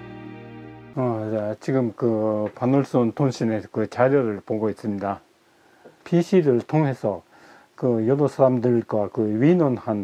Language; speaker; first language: Korean; early bilingual, heritage; Japanese